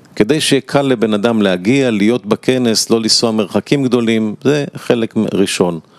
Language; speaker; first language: Hebrew; native; Hebrew